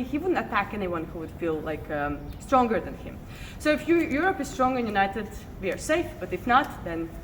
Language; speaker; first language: English; non-native, fluent; Latvian